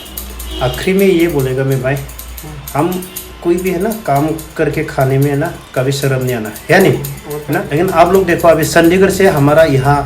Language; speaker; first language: Hindi; non-native, local second language; Bodo